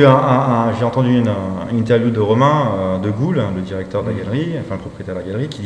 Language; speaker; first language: French; native; French